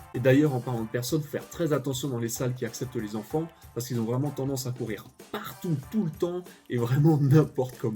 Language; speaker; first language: French; native; French